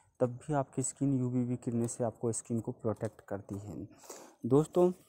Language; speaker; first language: Hindi; native; Hindi